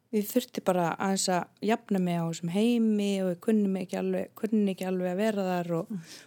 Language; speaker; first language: Icelandic; native; Icelandic